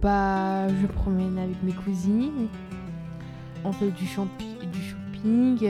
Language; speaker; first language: French; early bilingual, other home language; Turkish